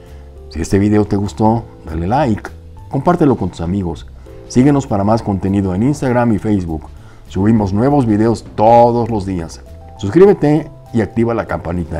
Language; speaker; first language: Spanish; native; Spanish